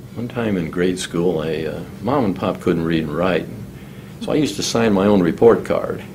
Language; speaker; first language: English; native; English